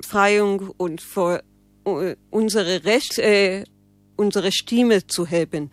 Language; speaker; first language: German; non-native, learner; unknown